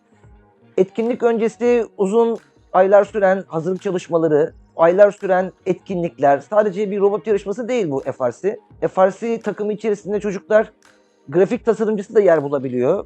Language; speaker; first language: Turkish; native; Turkish